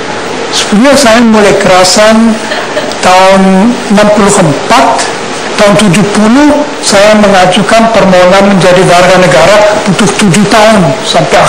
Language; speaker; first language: Indonesian; non-native, fluent; German